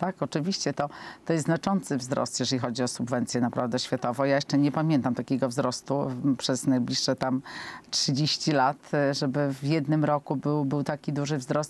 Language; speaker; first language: Polish; native; Polish